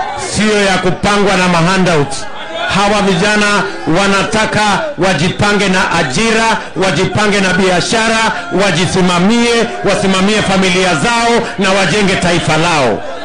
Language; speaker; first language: Swahili; non-native, local second language; Kalenjin